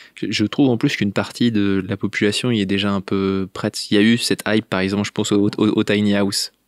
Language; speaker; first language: French; native; French